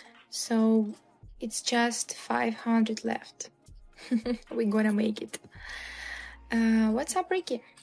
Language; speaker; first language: English; non-native, fluent; Russian